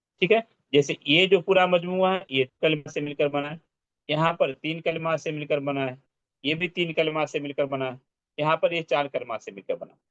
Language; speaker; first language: Urdu; native; Urdu